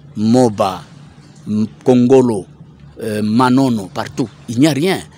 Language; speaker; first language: French; non-native, local second language; Swahili